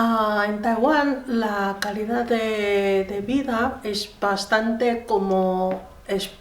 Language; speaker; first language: Spanish; non-native, learner; Chinese